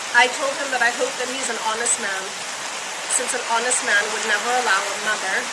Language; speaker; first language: English; native; English